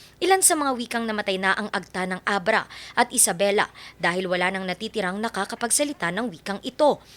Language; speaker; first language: Filipino; native; Filipino